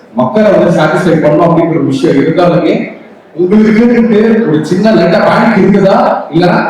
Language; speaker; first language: Tamil; native; Tamil